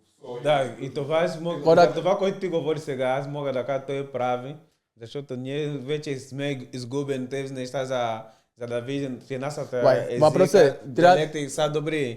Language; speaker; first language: Bulgarian; non-native, learner; Portuguese